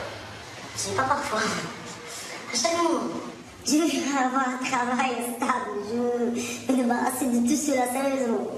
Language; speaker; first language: French; non-native, local second language; Arabic